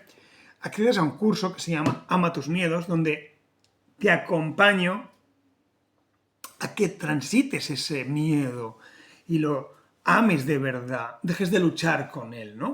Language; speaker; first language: Spanish; native; Spanish